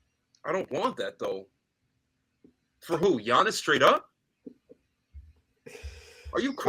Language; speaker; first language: English; native; English